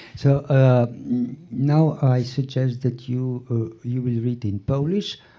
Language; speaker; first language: English; non-native, fluent; Slovenian